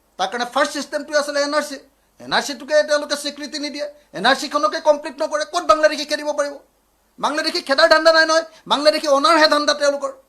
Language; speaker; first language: Assamese; native; Assamese